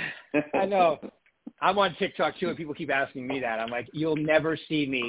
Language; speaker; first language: English; native; English